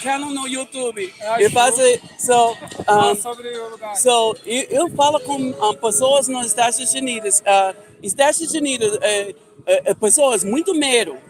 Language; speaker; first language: Portuguese; non-native, learner; English